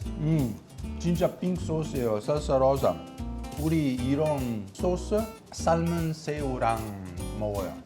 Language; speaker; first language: Korean; non-native, learner; Italian